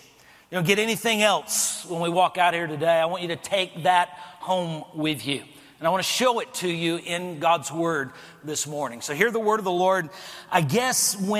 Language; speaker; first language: English; native; English